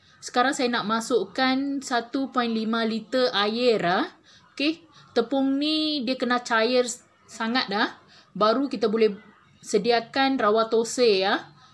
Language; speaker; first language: Malay; non-native, local second language; Tamil